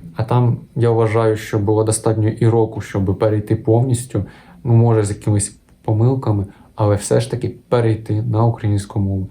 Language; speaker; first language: Ukrainian; non-native, local second language; Russian